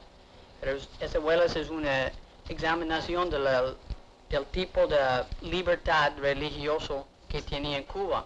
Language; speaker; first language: Spanish; non-native, learner; English